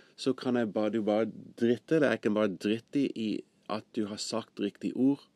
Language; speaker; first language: Norwegian; non-native, fluent; English